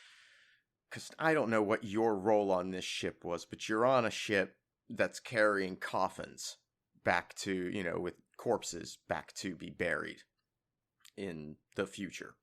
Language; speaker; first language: English; native; English